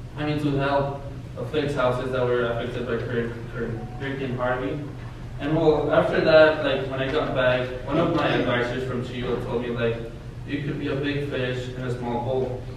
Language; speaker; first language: English; non-native, fluent; Spanish